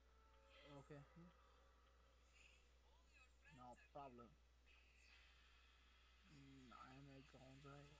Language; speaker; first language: English; non-native, learner; Arabic